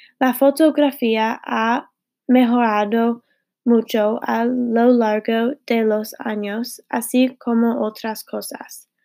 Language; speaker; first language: Spanish; non-native, learner; English